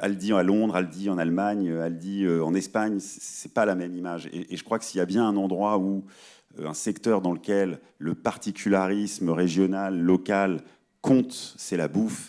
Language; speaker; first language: French; native; French